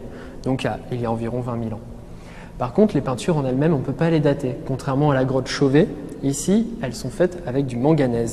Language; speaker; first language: French; native; French